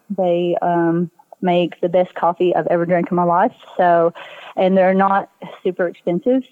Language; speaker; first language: English; native; English